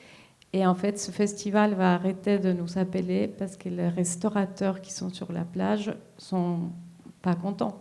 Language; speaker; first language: French; non-native, fluent; Spanish